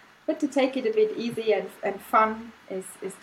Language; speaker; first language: English; non-native, fluent; German